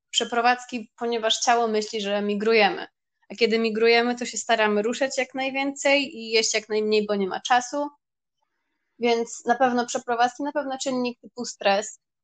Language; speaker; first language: Polish; early bilingual, heritage; Polish